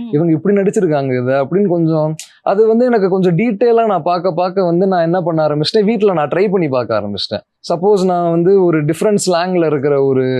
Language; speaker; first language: Tamil; native; Tamil